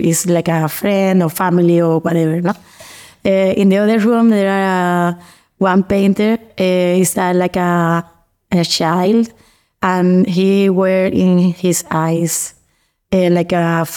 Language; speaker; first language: English; non-native, learner; Spanish